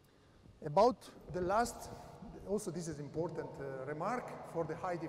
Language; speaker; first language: English; non-native, learner; Italian